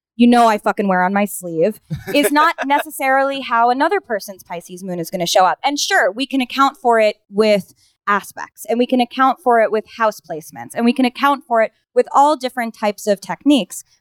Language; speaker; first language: English; native; English